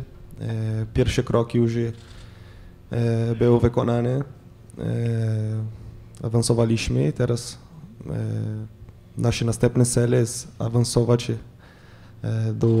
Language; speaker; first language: Polish; non-native, fluent; Portuguese